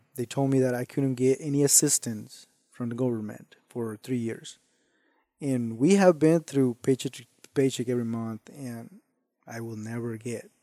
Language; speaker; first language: English; non-native, fluent; Spanish